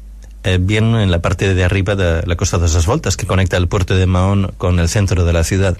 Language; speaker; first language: Spanish; native; Spanish